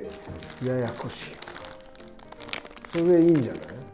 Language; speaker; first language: Japanese; native; Japanese